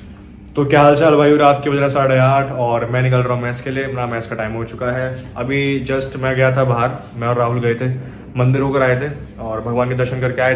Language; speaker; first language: Hindi; native; Hindi